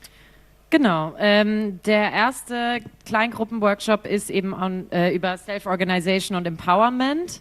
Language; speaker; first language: German; native; German